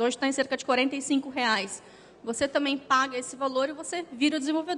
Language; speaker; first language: Portuguese; native; Portuguese